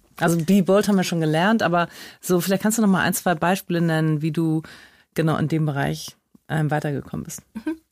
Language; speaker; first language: German; native; German